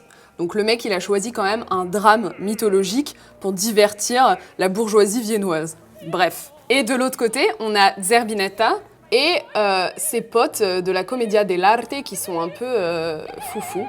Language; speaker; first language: French; native; French